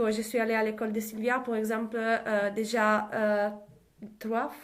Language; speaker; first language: French; non-native, learner; Italian